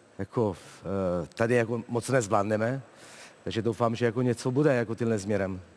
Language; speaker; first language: Czech; non-native, fluent; Italian